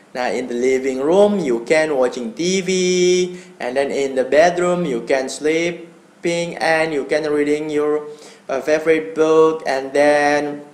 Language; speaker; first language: English; non-native, learner; Indonesian